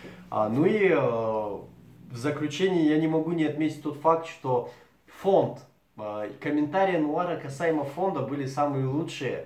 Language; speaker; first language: Russian; native; Russian